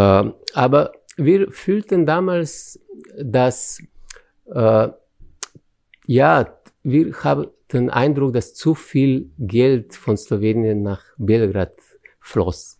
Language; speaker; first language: German; non-native, fluent; Slovenian